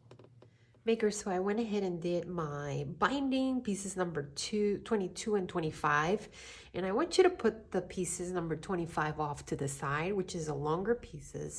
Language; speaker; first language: English; native; English